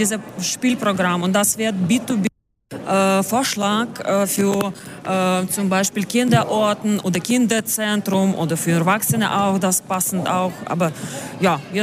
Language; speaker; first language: German; non-native, learner; Ukrainian